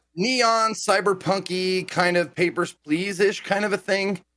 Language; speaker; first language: English; native; English